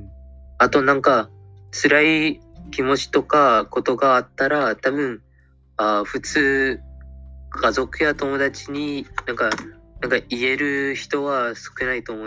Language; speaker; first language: Japanese; non-native, fluent; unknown